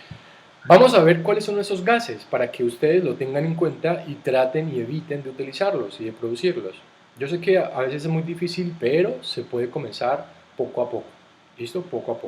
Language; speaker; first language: Spanish; native; Spanish